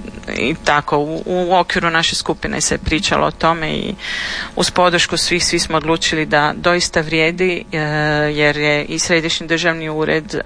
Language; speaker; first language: Serbian; native; Serbian